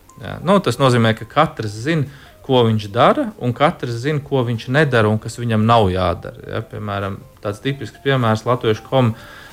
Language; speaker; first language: Latvian; native; Latvian